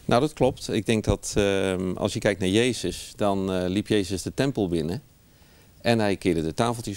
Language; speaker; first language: Dutch; native; Dutch